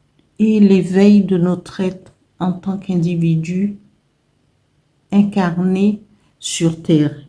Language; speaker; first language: French; native; French